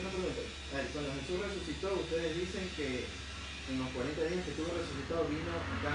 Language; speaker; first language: Spanish; native; Spanish